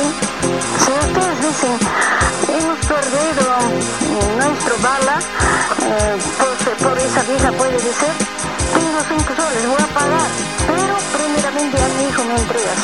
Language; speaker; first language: Spanish; non-native, local second language; Quechua